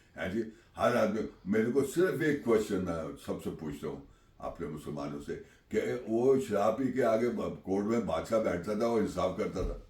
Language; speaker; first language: Urdu; non-native, local second language; Punjabi